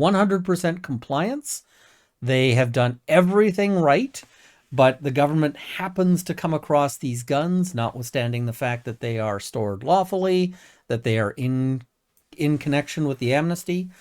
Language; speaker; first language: English; native; English